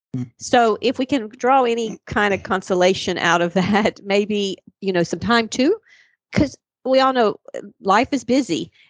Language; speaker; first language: English; native; English